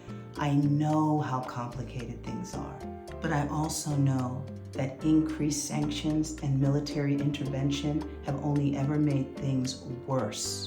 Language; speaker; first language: English; early bilingual, other home language; Spanish